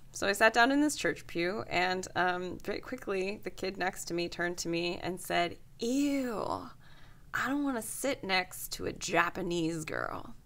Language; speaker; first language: English; native; English